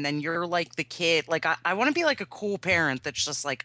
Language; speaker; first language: English; native; English